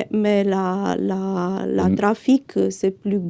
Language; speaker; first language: French; non-native, fluent; Romanian